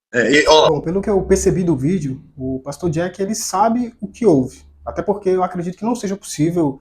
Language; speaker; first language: Portuguese; native; Portuguese